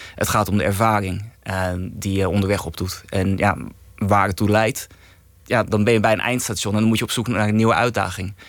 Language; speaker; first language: Dutch; native; Dutch